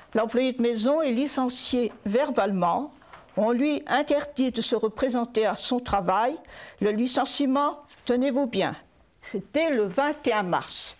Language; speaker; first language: French; native; French